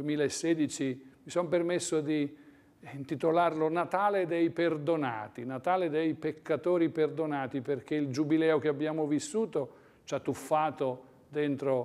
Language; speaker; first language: Italian; native; Italian